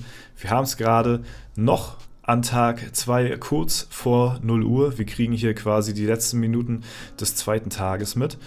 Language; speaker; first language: German; native; German